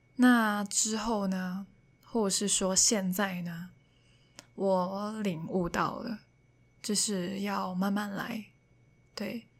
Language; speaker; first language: Chinese; non-native, local second language; Cantonese